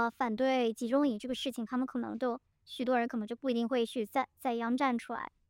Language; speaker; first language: Chinese; native; Chinese